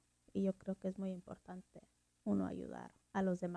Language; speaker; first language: Spanish; early bilingual, heritage; Spanish